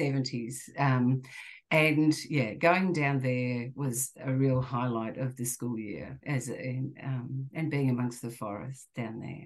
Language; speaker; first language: English; native; English